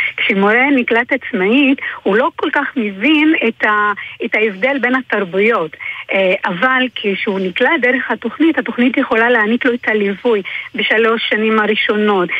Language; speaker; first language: Hebrew; non-native, local second language; Arabic